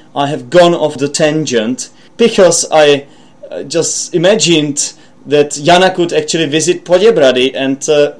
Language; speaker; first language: English; non-native, fluent; Czech